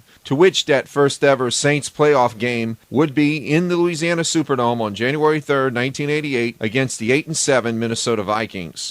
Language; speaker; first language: English; native; English